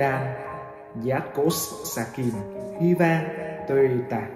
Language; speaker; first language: Finnish; non-native, learner; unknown